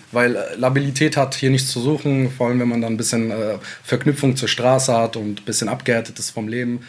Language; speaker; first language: German; early bilingual, other home language; Central Kurdish